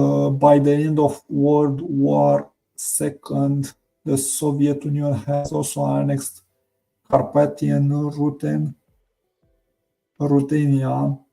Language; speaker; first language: English; non-native, learner; Romanian